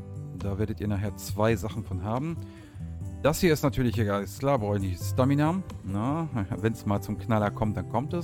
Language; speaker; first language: German; native; German